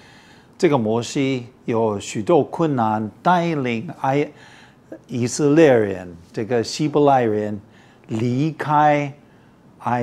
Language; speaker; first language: Chinese; non-native, fluent; English